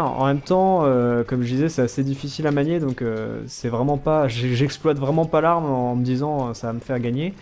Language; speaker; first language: French; native; French